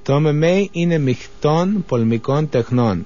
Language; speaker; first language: Greek; early bilingual, other home language; English